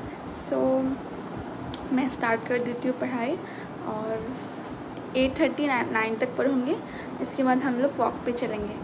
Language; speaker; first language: Hindi; non-native, local second language; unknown